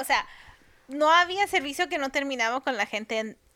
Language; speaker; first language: Spanish; early bilingual, heritage; Spanish